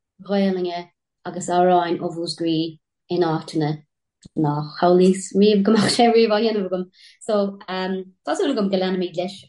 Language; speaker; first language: Irish; native; Irish